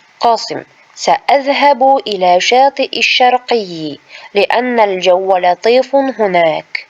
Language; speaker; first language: Arabic; non-native, fluent; Uzbek